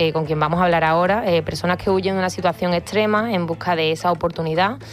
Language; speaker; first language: Spanish; native; Spanish